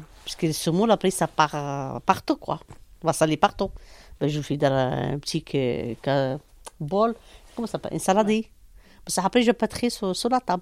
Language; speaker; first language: French; non-native, learner; Arabic